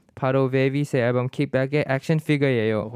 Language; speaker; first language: Korean; non-native, fluent; Thai